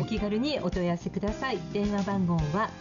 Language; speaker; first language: Japanese; native; Japanese